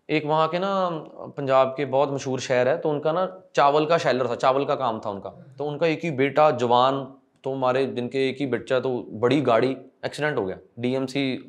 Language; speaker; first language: Hindi; non-native, local second language; Punjabi